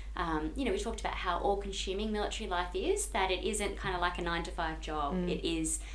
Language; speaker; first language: English; native; English